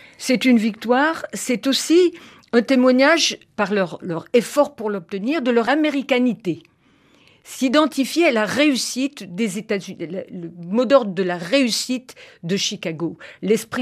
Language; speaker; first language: French; native; French